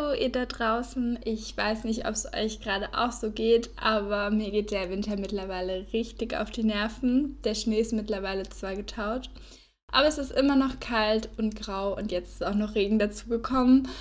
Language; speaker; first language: German; native; German